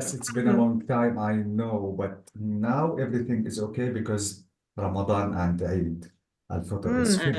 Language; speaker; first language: English; non-native, fluent; Arabic